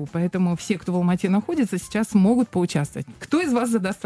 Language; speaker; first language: Russian; native; Russian